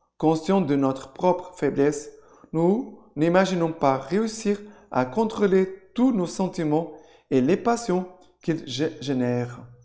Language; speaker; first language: French; non-native, fluent; Portuguese